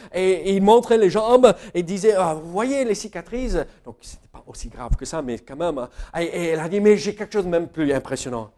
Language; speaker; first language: French; non-native, fluent; English